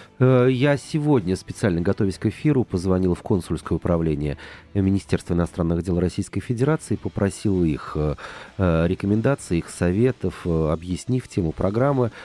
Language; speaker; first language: Russian; native; Russian